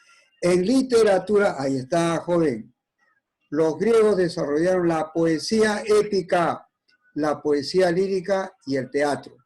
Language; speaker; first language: Spanish; native; Spanish